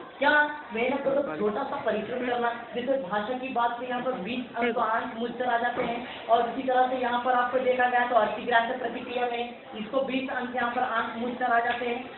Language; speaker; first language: Hindi; non-native, local second language; Urdu